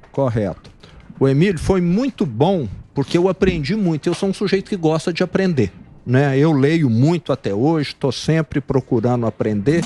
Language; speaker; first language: Portuguese; native; Portuguese